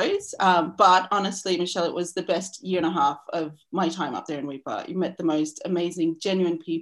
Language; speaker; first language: English; native; English